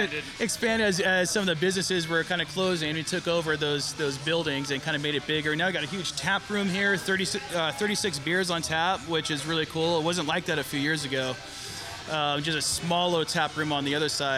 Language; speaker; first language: English; native; English